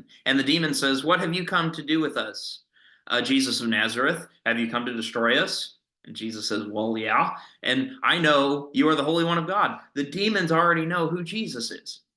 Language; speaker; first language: English; native; English